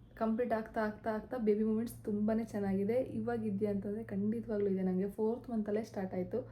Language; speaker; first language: Kannada; native; Kannada